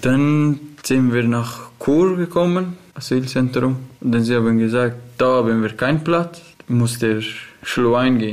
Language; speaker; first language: German; non-native, learner; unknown